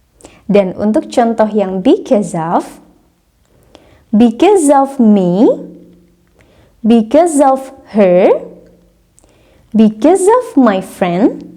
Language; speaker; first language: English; non-native, learner; Indonesian